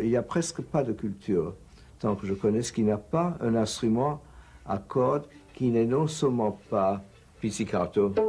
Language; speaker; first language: French; non-native, fluent; English